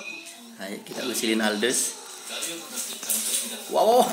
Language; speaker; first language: Indonesian; native; Indonesian